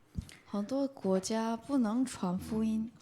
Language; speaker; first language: Chinese; non-native, fluent; Korean